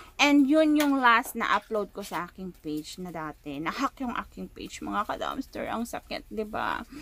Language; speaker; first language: Filipino; non-native, local second language; Iloko